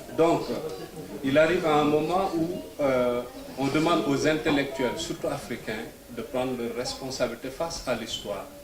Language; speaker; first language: French; non-native, local second language; Wolof